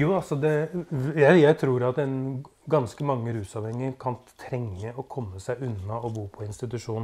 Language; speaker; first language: Norwegian; native; Norwegian